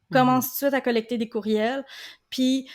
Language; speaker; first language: French; native; French